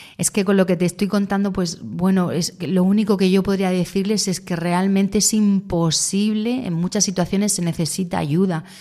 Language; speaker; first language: Spanish; native; Spanish